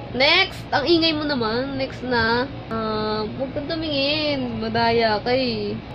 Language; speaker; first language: Filipino; native; Filipino